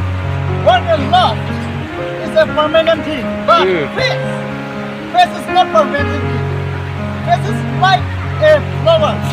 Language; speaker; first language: English; non-native, learner; Karbi